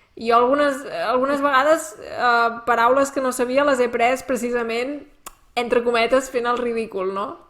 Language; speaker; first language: Catalan; native; Catalan